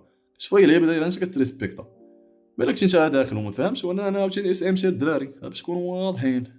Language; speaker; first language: Arabic; native; Arabic